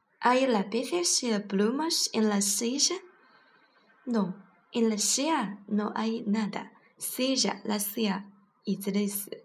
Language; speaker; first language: Spanish; non-native, learner; Chinese